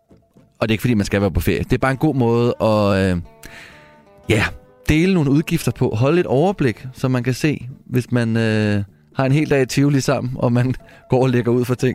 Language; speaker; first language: Danish; native; Danish